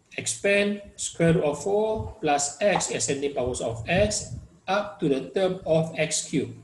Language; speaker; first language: English; non-native, local second language; Malay